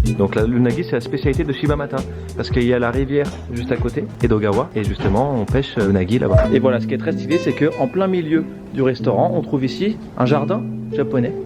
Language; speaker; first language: French; native; French